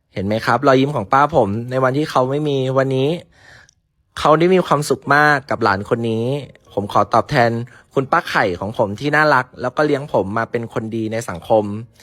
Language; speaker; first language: Thai; native; Thai